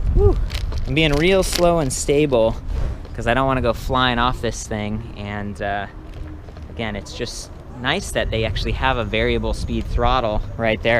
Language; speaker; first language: English; native; English